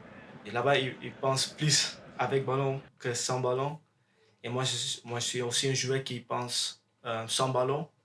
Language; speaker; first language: French; non-native, learner; Dutch